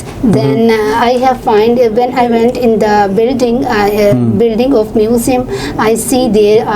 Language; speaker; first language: English; non-native, learner; Urdu